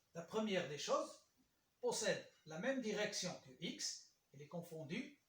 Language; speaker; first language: French; non-native, local second language; Arabic